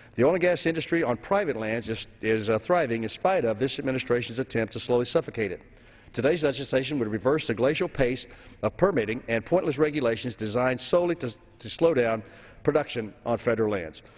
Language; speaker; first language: English; native; English